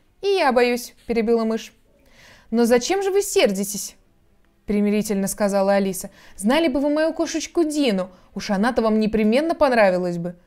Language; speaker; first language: Russian; native; Russian